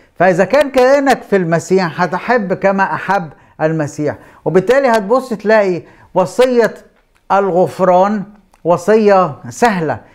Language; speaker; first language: Arabic; native; Arabic